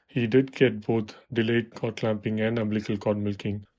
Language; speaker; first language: English; non-native, local second language; Tamil